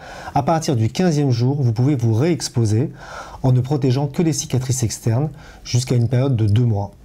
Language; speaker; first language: French; native; French